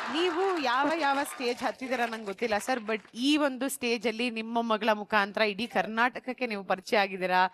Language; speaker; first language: Kannada; native; Kannada